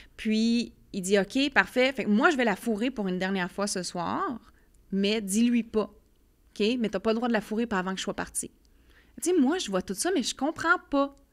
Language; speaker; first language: French; native; French